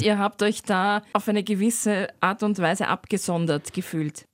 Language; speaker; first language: German; native; German